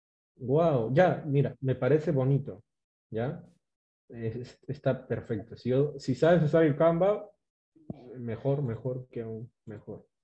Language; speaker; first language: Spanish; native; Spanish